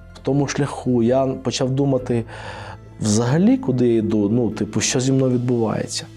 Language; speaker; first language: Ukrainian; native; Ukrainian